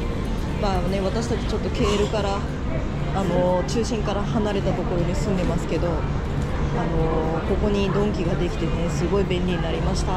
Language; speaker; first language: Japanese; native; Japanese